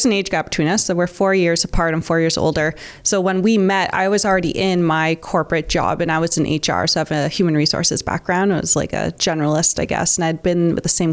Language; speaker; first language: English; native; English